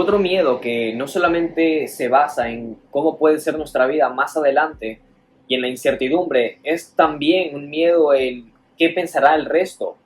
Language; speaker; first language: Spanish; native; Spanish